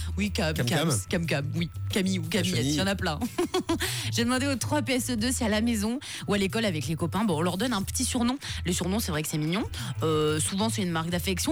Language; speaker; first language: French; native; French